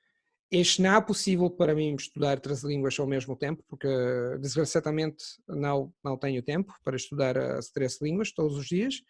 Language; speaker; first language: Portuguese; non-native, fluent; Italian